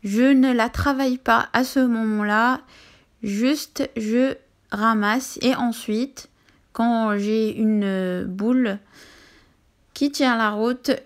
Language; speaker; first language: French; non-native, local second language; Arabic